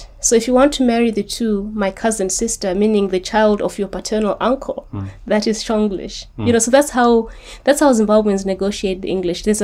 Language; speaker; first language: English; non-native, local second language; Shona